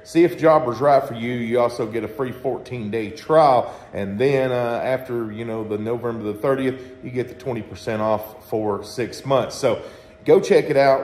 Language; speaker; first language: English; native; English